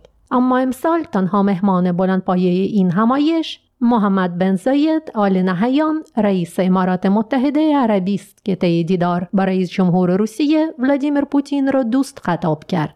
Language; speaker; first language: Persian; native; Persian